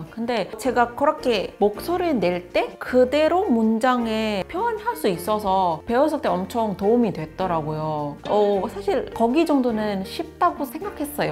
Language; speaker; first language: Korean; non-native, fluent; Indonesian